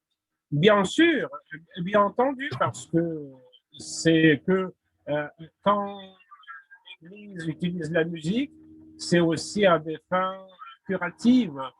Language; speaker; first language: French; non-native, fluent; Russian